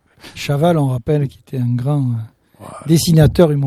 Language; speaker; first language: French; native; French